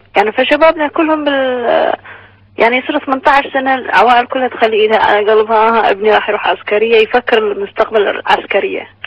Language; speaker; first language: Arabic; non-native, local second language; Armenian